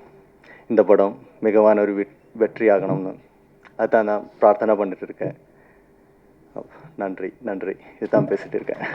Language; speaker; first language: Tamil; non-native, learner; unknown